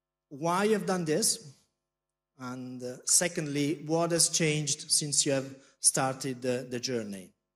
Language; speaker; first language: English; non-native, fluent; Italian